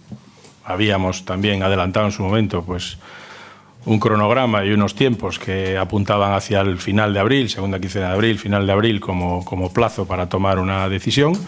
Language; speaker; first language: Spanish; native; Spanish